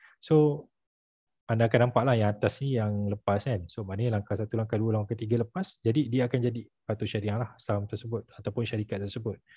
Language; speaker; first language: Malay; native; Malay